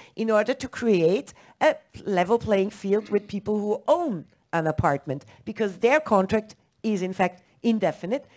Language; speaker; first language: English; non-native, fluent; German